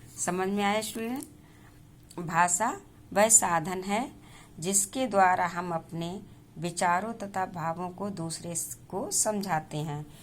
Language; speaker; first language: Hindi; native; Hindi